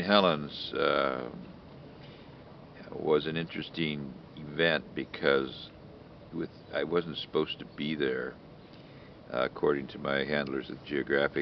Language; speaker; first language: English; native; English